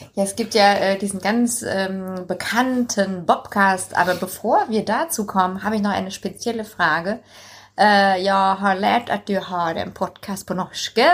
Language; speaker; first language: German; native; German